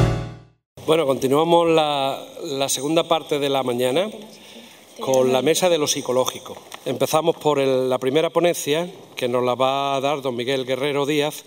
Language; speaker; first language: Spanish; native; Spanish